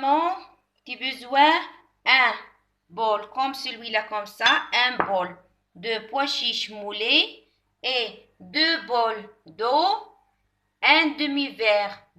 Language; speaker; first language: French; non-native, local second language; Arabic